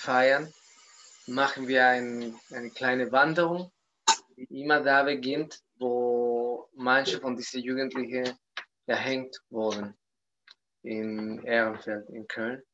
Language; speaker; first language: German; non-native, fluent; Spanish